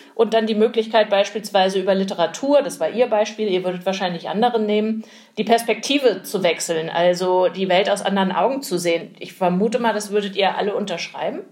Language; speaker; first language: German; native; German